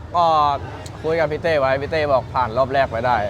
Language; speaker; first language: Thai; native; Thai